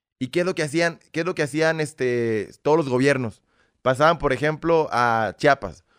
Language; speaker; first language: Spanish; early bilingual, other home language; Russian